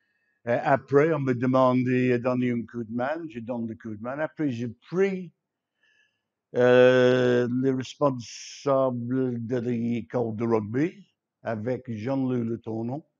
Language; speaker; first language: French; non-native, fluent; English